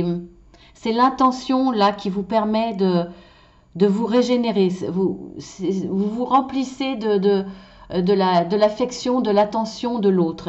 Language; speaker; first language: French; native; French